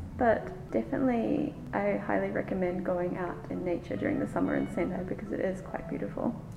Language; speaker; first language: English; native; English